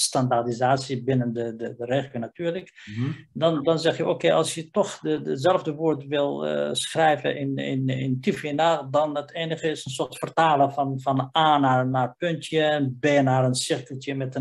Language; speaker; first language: Dutch; non-native, fluent; Riffian